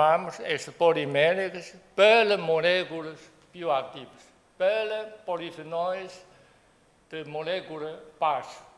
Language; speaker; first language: Portuguese; non-native, fluent; Chinese